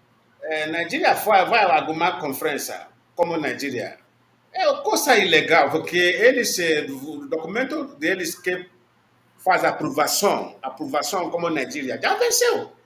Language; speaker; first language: Portuguese; non-native, learner; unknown